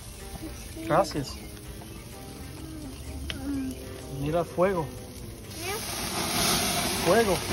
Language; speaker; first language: Spanish; non-native, learner; English